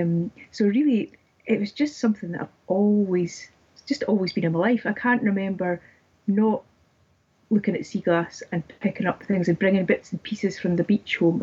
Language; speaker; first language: English; native; English